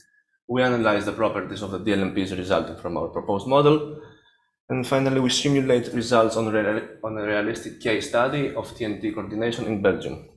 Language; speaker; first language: English; non-native, fluent; Greek